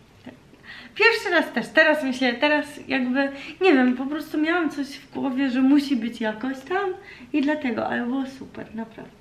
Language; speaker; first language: Polish; early bilingual, heritage; Polish